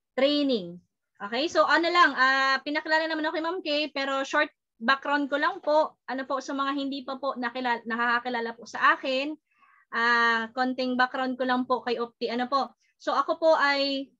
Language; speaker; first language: Filipino; non-native, local second language; Bikol